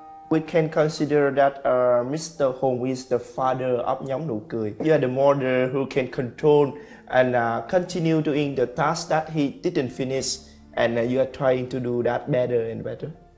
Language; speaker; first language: English; non-native, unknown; Vietnamese